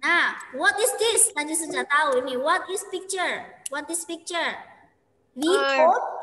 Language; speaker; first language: English; non-native, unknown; Indonesian